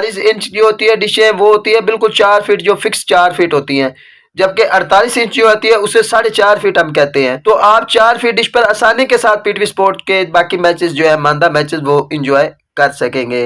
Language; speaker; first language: Urdu; native; Urdu